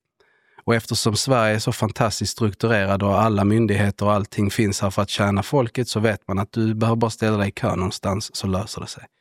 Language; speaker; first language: Swedish; native; Swedish